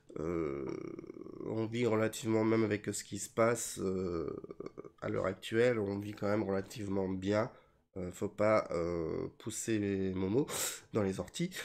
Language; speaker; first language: French; native; French